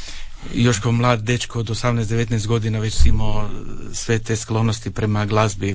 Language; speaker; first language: Serbian; native; Serbian